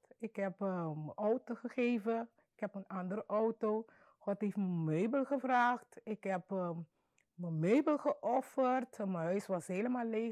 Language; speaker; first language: Dutch; non-native, local second language; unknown